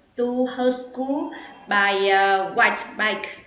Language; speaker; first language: English; non-native, learner; Vietnamese